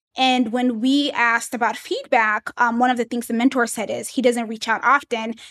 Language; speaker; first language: English; early bilingual, other home language; Amharic